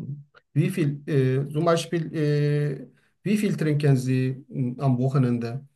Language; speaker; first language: German; non-native, learner; Turkish